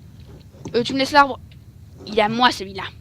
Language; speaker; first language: French; native; French